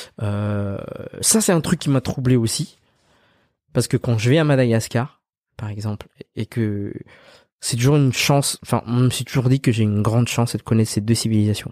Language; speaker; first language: French; early bilingual, other home language; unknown